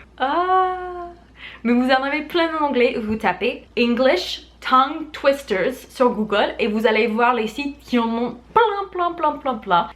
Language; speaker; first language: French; non-native, fluent; English